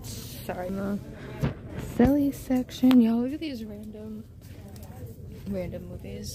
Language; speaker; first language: English; native; English